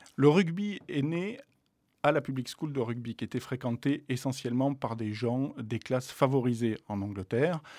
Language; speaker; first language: French; native; French